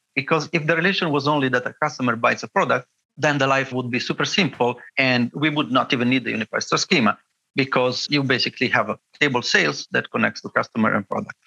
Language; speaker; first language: English; non-native, fluent; Italian